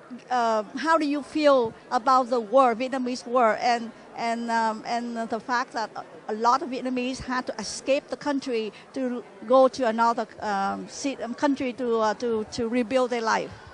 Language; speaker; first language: English; non-native, fluent; Vietnamese